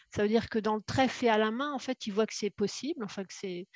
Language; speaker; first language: French; native; French